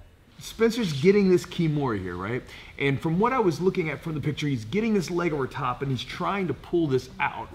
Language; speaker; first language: English; native; English